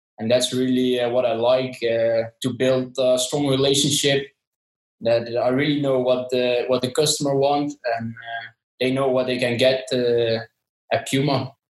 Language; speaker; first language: English; non-native, fluent; Dutch